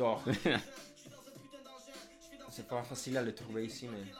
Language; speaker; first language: French; non-native, fluent; Italian